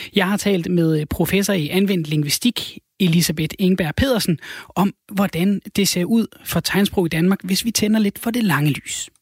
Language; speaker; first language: Danish; native; Danish